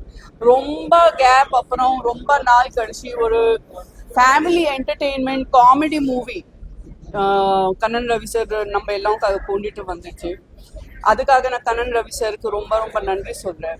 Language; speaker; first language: Tamil; non-native, fluent; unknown